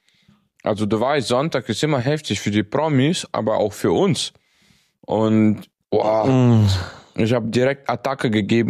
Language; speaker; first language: German; native; German